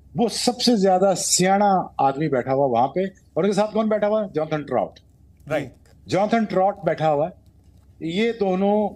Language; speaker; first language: Urdu; non-native, local second language; Punjabi